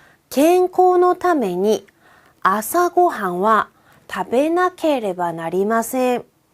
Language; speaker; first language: Japanese; non-native, fluent; Korean